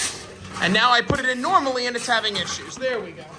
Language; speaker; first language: English; native; English